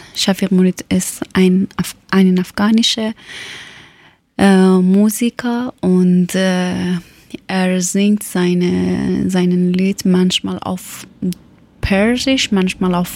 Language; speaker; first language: German; non-native, learner; Persian